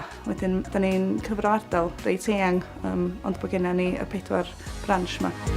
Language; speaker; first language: Welsh; native; Welsh